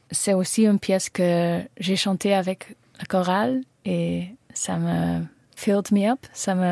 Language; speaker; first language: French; non-native, learner; Dutch